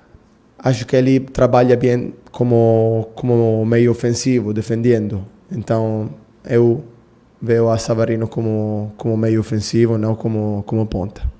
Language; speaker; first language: Portuguese; non-native, fluent; Italian